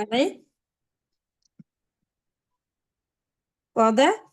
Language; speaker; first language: Arabic; non-native, fluent; Indonesian